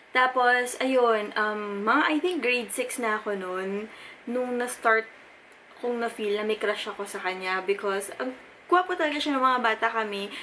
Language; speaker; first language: Filipino; native; Filipino